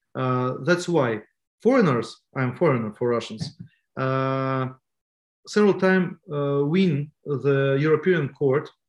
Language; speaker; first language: English; non-native, learner; Estonian